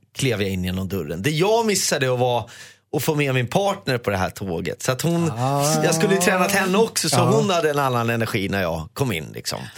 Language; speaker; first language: Swedish; native; Swedish